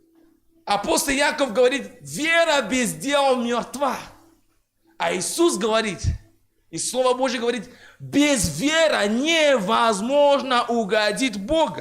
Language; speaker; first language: Russian; non-native, fluent; French